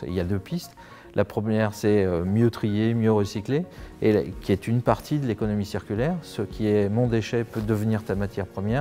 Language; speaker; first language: French; native; French